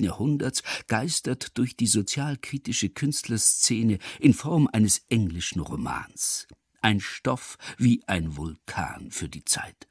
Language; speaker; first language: German; native; German